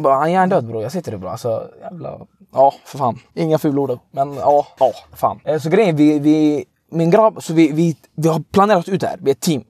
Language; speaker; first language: Swedish; early bilingual, other home language; Arabic